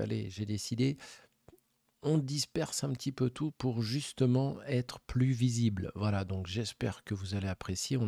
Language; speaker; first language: French; native; French